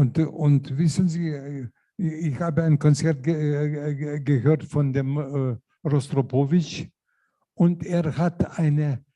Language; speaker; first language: German; non-native, learner; Lithuanian